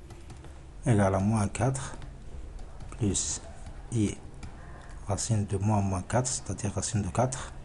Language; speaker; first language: French; non-native, local second language; Arabic